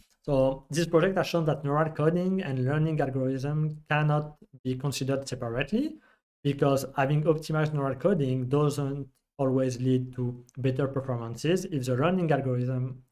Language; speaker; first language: English; non-native, fluent; French